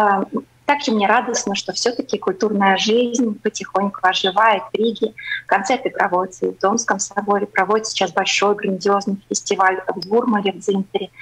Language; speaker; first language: Russian; native; Russian